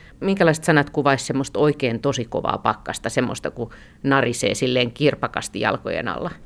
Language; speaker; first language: Finnish; native; Finnish